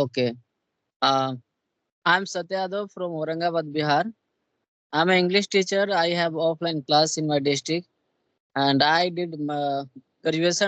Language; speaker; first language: English; non-native, local second language; Hindi